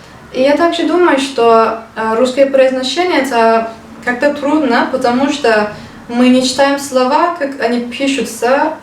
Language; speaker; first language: Russian; non-native, learner; Turkish